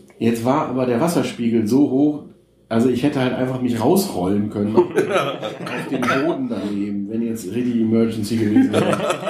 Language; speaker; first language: German; native; German